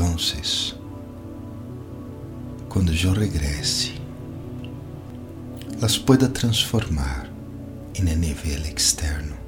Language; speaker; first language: Spanish; non-native, learner; Portuguese